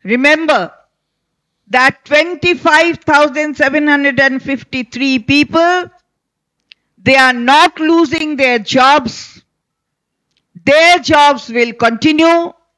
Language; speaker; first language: English; non-native, local second language; Bangla